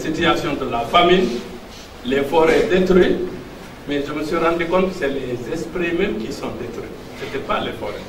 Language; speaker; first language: French; non-native, local second language; Fula